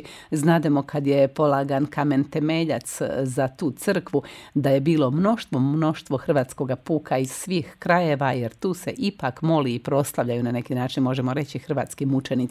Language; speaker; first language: Croatian; native; Croatian